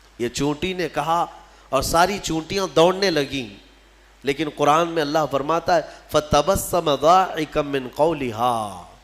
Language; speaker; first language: Urdu; native; Urdu